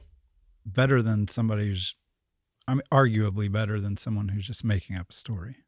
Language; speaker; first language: English; native; English